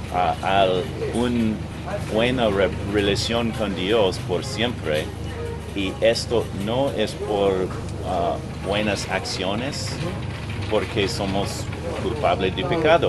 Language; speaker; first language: Spanish; non-native, learner; English